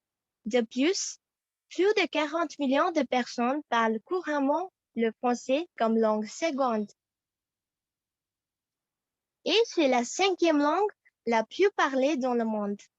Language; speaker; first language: French; non-native, fluent; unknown